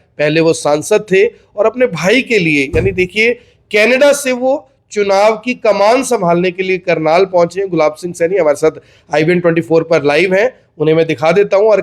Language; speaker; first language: Hindi; native; Hindi